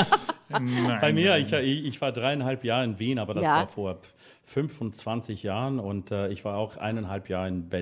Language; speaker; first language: German; non-native, learner; English